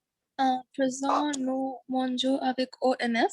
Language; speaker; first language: French; non-native, learner; Arabic